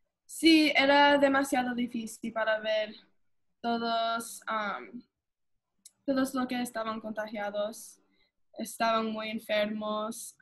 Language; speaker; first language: Spanish; early bilingual, heritage; English